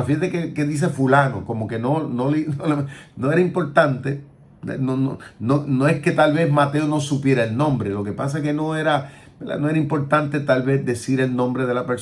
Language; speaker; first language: Spanish; native; Spanish